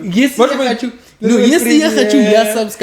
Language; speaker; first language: Russian; non-native, fluent; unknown